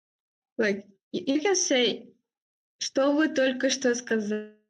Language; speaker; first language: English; non-native, fluent; Uzbek